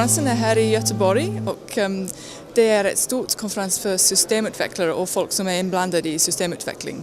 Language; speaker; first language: Swedish; non-native, fluent; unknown